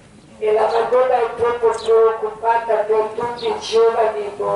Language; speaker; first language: Italian; non-native, learner; Croatian